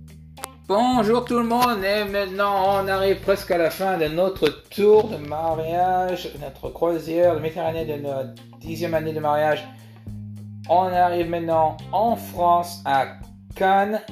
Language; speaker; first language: French; early bilingual, heritage; French